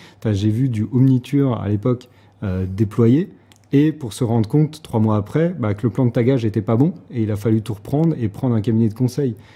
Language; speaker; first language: French; native; French